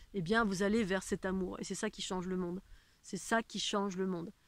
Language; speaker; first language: French; native; French